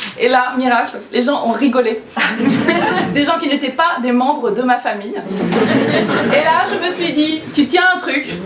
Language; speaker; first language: French; early bilingual, other home language; Korean